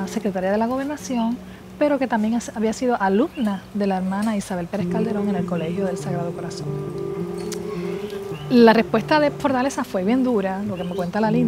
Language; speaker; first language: Spanish; native; Spanish